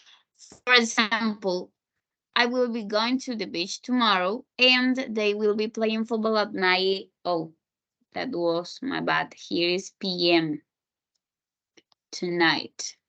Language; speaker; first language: English; non-native, fluent; Spanish